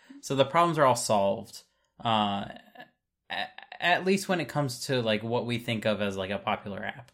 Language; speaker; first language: English; native; English